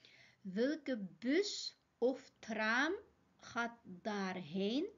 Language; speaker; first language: Dutch; non-native, fluent; Uyghur